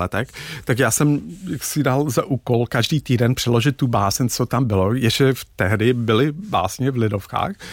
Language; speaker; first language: Czech; non-native, fluent; English